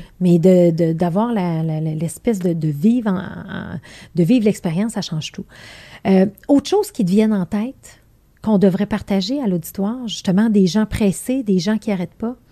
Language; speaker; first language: French; native; French